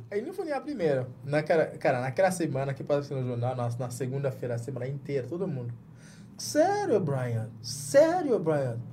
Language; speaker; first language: Portuguese; non-native, fluent; Jamaican Creole English